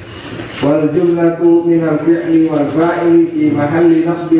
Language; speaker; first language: Arabic; non-native, learner; Indonesian